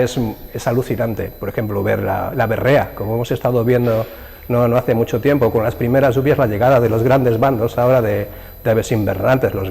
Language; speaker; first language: Spanish; native; Spanish